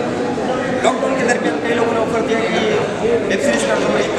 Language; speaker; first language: Hindi; native; Hindi